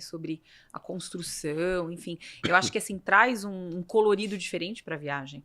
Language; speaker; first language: Portuguese; native; Portuguese